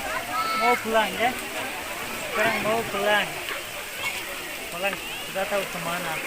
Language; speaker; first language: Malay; non-native, learner; Persian